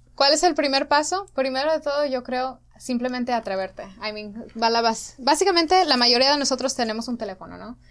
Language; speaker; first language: Spanish; early bilingual, other home language; English